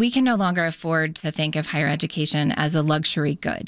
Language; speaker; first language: English; native; English